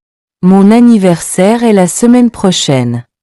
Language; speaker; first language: French; non-native, fluent; English